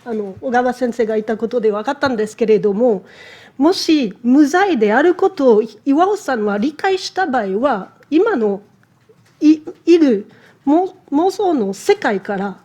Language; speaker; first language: Japanese; non-native, fluent; French